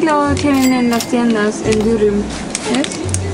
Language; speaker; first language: Spanish; non-native, fluent; Turkish